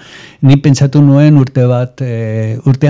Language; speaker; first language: Basque; non-native, local second language; Spanish